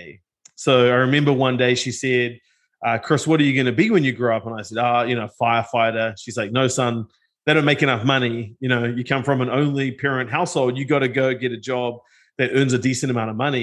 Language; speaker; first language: English; native; English